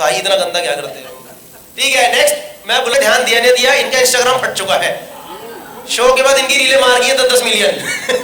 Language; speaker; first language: Hindi; native; Hindi